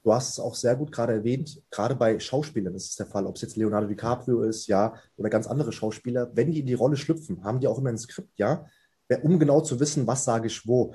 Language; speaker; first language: German; native; German